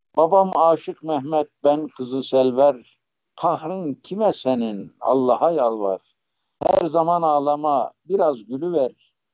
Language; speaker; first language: Turkish; native; Turkish